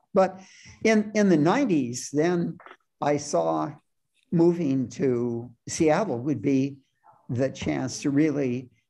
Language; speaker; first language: English; native; English